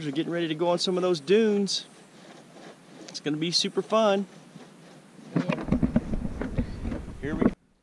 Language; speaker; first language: English; native; English